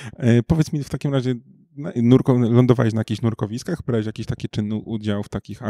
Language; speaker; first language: Polish; native; Polish